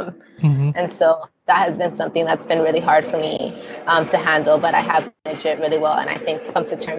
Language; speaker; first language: English; early bilingual, other home language; Spanish